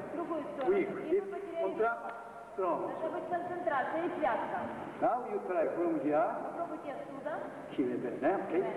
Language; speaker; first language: English; non-native, learner; Japanese